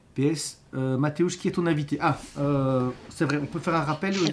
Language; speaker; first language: French; native; French